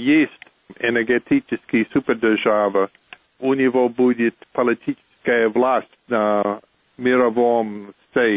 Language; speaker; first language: Russian; non-native, fluent; English